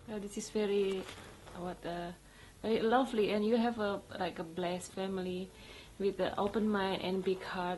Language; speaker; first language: English; non-native, fluent; Indonesian